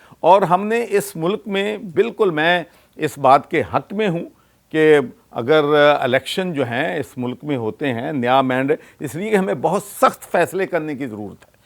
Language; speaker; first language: Urdu; non-native, local second language; Punjabi